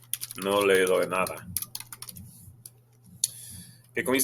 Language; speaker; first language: Spanish; non-native, fluent; English